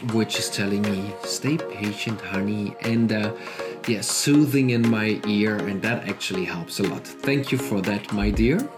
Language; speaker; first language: English; non-native, fluent; German